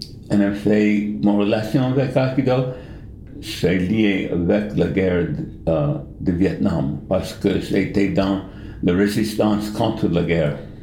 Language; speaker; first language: French; non-native, fluent; English